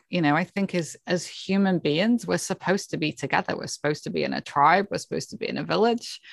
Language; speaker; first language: English; native; English